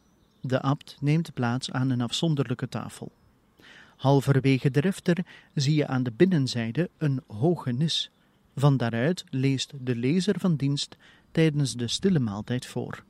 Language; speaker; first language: Dutch; native; Dutch